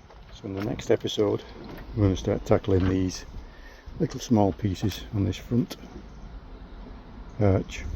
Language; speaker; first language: English; native; English